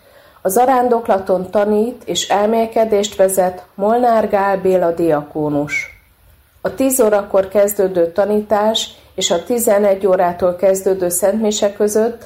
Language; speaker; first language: Hungarian; native; Hungarian